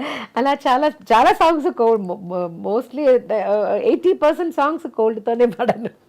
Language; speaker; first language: Telugu; non-native, local second language; Malayalam